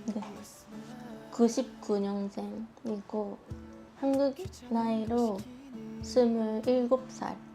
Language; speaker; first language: Korean; non-native, fluent; Japanese